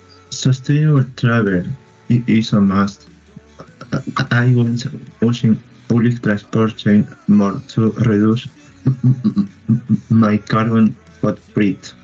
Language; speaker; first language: English; non-native, learner; Spanish